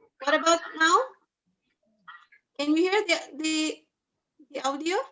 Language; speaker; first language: English; non-native, fluent; Indonesian